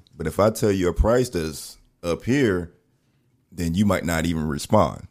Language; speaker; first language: English; native; English